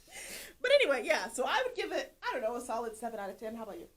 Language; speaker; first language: English; native; English